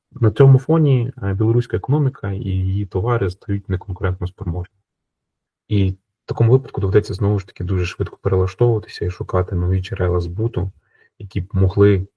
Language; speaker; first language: Ukrainian; native; Ukrainian